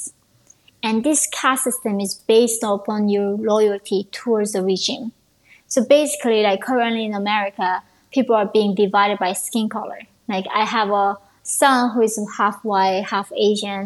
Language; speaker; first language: English; non-native, fluent; Korean